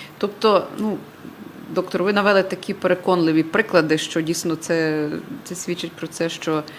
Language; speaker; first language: Ukrainian; native; Ukrainian